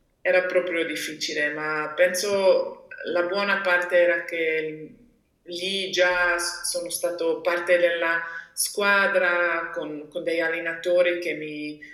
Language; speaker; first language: Italian; non-native, local second language; German